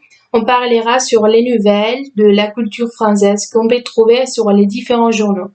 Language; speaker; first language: French; non-native, fluent; Spanish